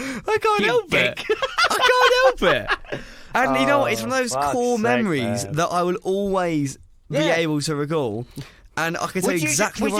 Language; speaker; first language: English; native; English